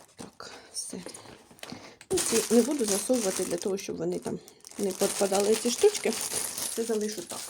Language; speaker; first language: Ukrainian; non-native, local second language; Russian